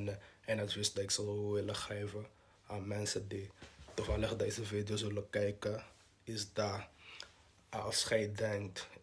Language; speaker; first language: Dutch; non-native, local second language; Portuguese